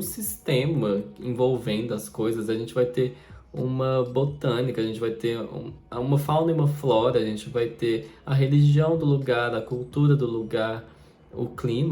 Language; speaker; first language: Portuguese; native; Portuguese